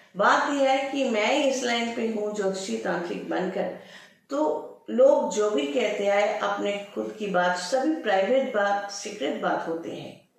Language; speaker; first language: Hindi; non-native, local second language; Bangla